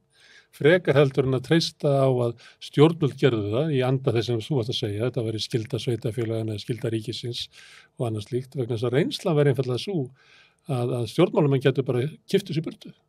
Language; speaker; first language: Icelandic; native; Icelandic